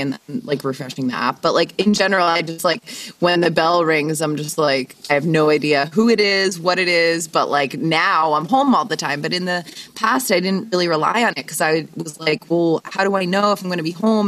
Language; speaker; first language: English; native; English